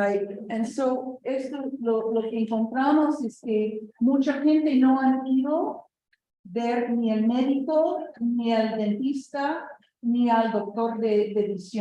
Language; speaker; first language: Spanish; non-native, fluent; English